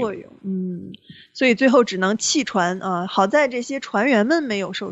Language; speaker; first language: Chinese; native; Chinese